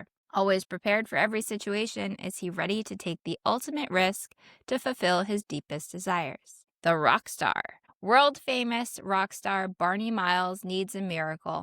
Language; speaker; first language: English; native; English